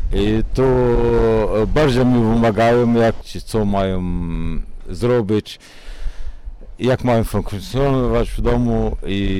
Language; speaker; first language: Polish; non-native, learner; Arabic